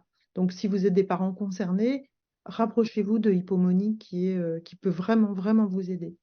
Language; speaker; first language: French; native; French